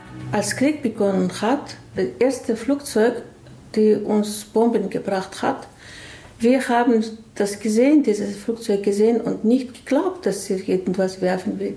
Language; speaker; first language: German; non-native, learner; Chechen